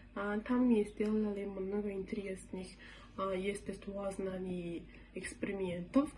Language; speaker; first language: Russian; non-native, learner; Mongolian